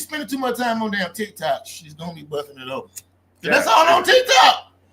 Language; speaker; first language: English; native; English